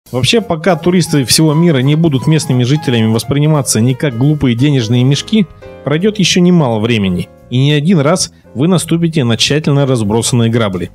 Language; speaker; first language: Russian; native; Russian